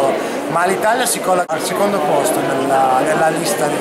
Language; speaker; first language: Italian; native; Italian